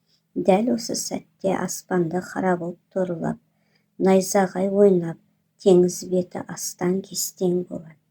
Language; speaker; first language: Kazakh; native; Kazakh